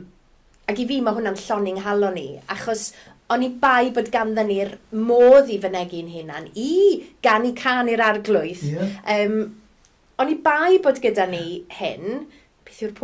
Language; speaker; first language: Welsh; native; Welsh